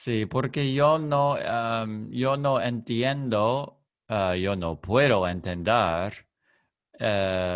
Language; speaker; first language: Spanish; non-native, learner; English